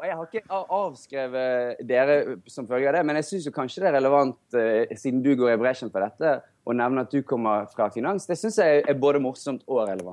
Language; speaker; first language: Norwegian; native; Norwegian